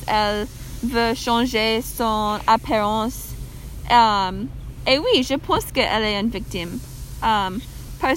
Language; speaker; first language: French; non-native, learner; English